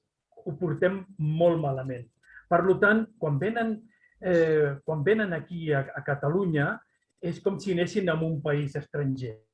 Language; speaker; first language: Catalan; non-native, local second language; Spanish